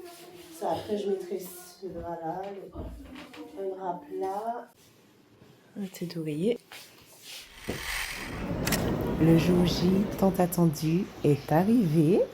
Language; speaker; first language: French; native; French